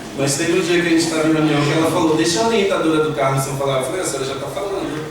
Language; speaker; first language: Portuguese; native; Portuguese